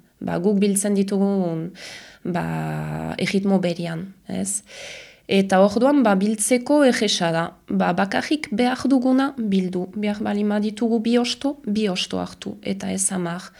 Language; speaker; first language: Basque; native; Basque